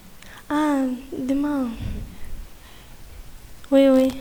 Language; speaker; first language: French; non-native, learner; Spanish